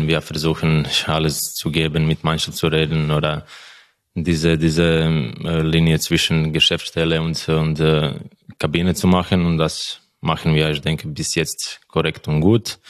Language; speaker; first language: German; non-native, learner; Croatian